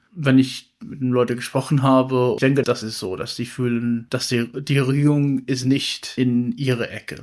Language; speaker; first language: German; non-native, learner; English